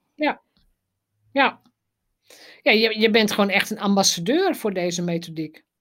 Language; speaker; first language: Dutch; native; Dutch